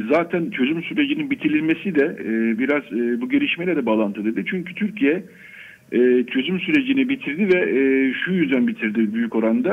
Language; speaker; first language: Turkish; native; Turkish